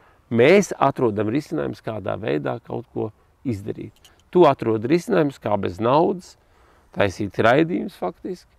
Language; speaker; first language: Latvian; native; Latvian